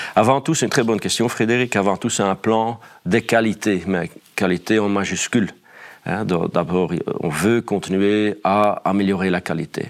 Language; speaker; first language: French; non-native, fluent; Dutch